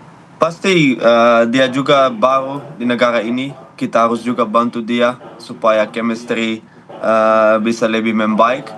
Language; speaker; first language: Indonesian; non-native, fluent; Dutch